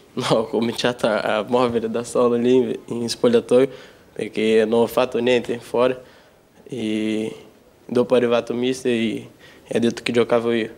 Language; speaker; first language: Italian; non-native, learner; Portuguese